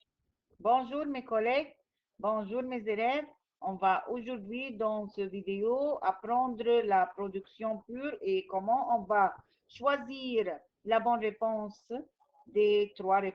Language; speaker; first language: French; non-native, fluent; Arabic